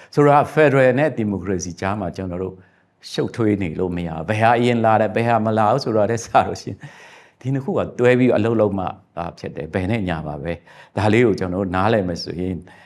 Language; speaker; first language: Burmese; non-native, local second language; Shan